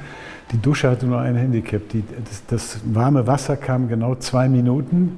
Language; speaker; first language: German; native; German